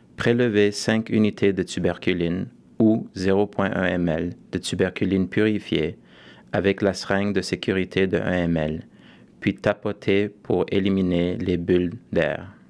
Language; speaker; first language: French; native; French